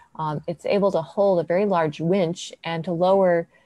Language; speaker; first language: English; native; English